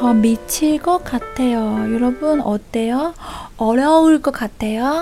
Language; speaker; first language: Korean; non-native, fluent; Chinese